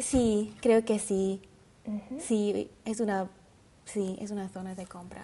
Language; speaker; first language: Spanish; non-native, learner; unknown